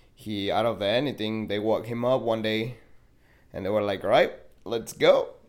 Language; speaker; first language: English; non-native, fluent; Spanish